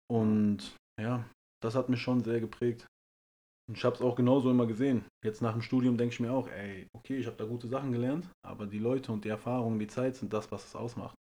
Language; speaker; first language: German; early bilingual, other home language; Persian